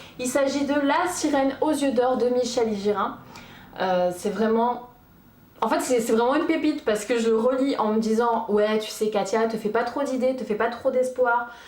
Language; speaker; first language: French; early bilingual, other home language; Portuguese